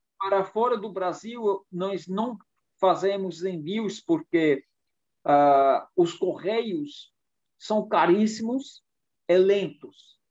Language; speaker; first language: Portuguese; non-native, fluent; German